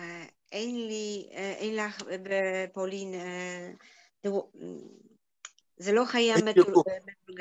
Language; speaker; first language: Hebrew; non-native, learner; Polish